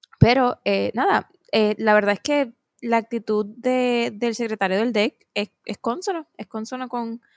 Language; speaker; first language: Spanish; native; Spanish